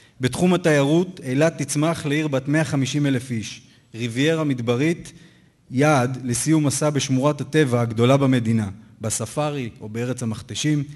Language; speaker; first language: Hebrew; native; Hebrew